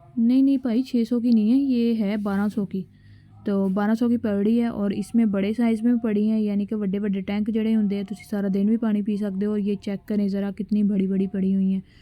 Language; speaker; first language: Urdu; non-native, local second language; Punjabi